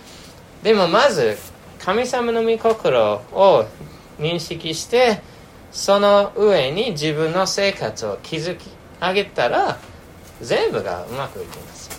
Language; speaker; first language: Japanese; non-native, fluent; English